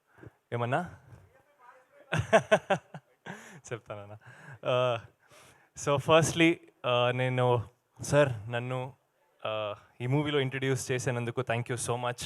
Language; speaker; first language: Telugu; non-native, learner; Kannada